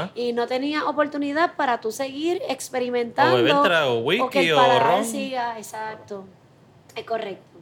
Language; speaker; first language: Spanish; native; Spanish